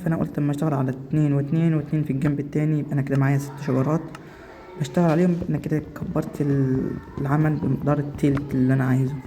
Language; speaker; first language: Arabic; native; Arabic